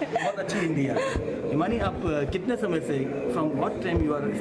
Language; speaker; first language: Hindi; native; Hindi